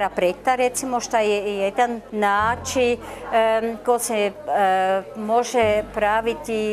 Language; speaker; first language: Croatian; non-native, learner; German